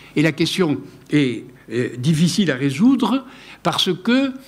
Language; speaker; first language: French; non-native, local second language; Occitan